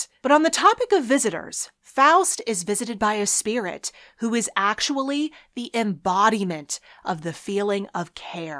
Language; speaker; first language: English; native; English